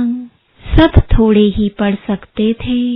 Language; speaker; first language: Hindi; native; Hindi